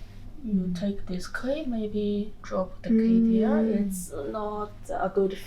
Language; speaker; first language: English; non-native, learner; Japanese